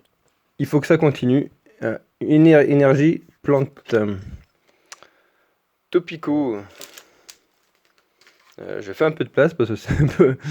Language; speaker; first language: French; native; French